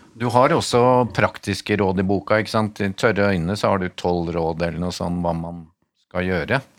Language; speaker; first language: Norwegian; native; Norwegian